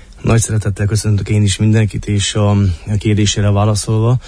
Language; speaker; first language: Hungarian; native; Hungarian